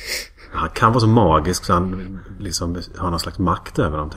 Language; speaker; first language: Swedish; native; Swedish